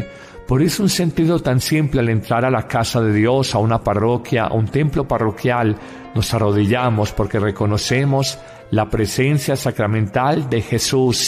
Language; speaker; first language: Spanish; native; Spanish